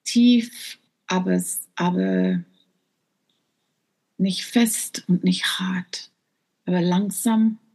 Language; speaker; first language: German; non-native, fluent; English